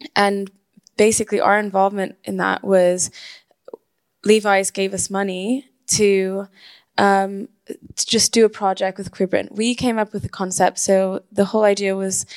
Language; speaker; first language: English; non-native, fluent; Spanish